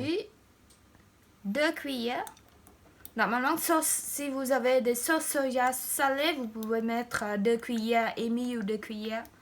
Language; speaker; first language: French; non-native, learner; Khmer